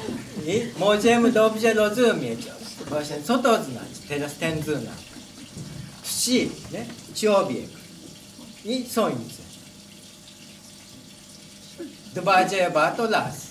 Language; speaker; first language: Polish; non-native, learner; Japanese